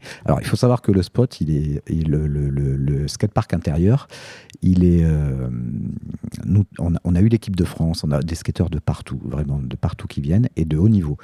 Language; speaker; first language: French; native; French